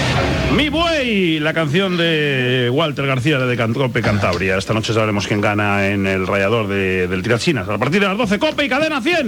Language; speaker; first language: Spanish; native; Spanish